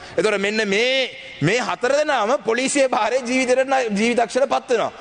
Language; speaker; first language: Sinhala; non-native, local second language; Tamil